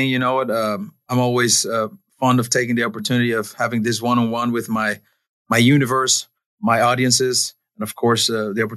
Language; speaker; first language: English; non-native, fluent; Spanish